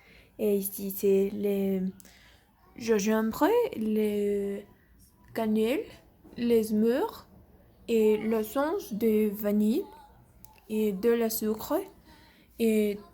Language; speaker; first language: French; non-native, learner; Spanish